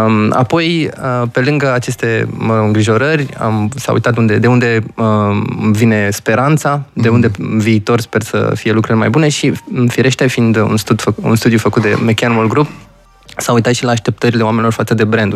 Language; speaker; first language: Romanian; native; Romanian